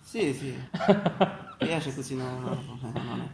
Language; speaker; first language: Italian; non-native, learner; Bangla